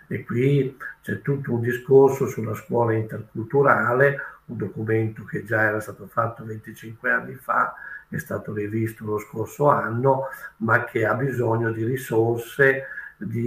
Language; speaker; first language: Italian; native; Italian